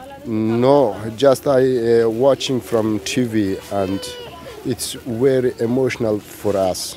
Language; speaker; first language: English; non-native, learner; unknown